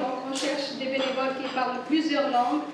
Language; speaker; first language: French; non-native, fluent; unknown